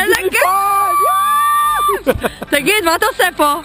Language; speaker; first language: Hebrew; native; Hebrew